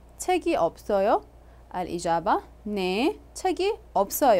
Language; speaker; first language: Korean; non-native, fluent; Arabic